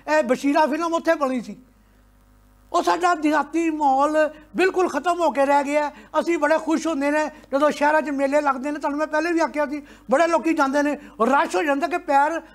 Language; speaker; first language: Punjabi; native; Punjabi